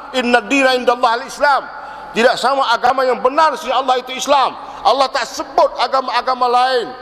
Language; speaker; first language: Malay; native; Malay